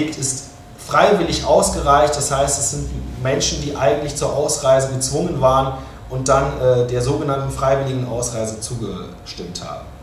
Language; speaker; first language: German; native; German